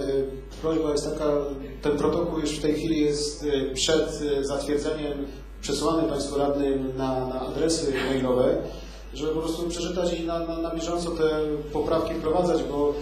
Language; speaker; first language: Polish; native; Polish